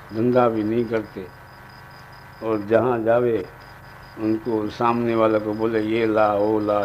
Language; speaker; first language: Hindi; non-native, local second language; Gujarati